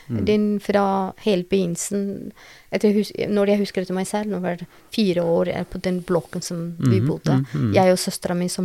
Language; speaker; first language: Norwegian; non-native, learner; Albanian